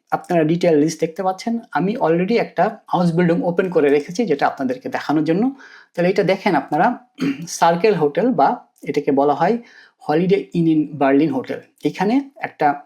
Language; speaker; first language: Bangla; native; Bangla